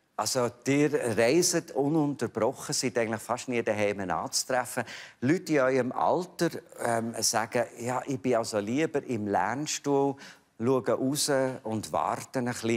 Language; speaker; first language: German; native; German